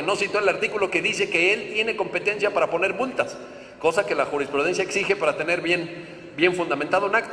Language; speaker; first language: Spanish; native; Spanish